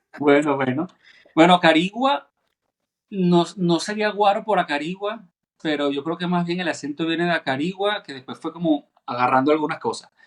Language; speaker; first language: Spanish; native; Spanish